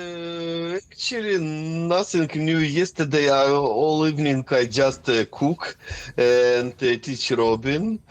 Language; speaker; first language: English; non-native, fluent; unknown